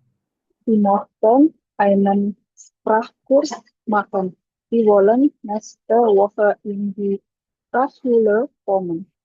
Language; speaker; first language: German; non-native, learner; Indonesian